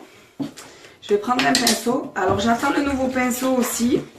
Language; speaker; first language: French; native; French